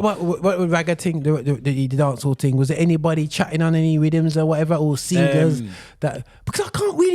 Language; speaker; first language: English; native; English